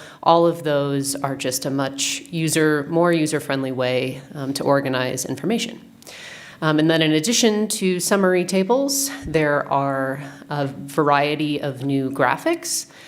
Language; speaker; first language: English; native; English